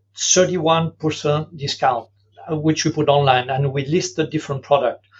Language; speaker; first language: English; non-native, fluent; French